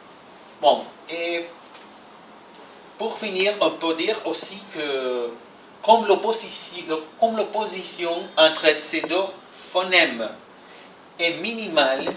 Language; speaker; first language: French; non-native, fluent; Spanish